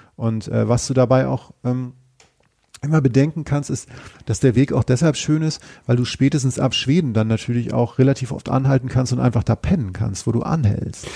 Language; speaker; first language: German; native; German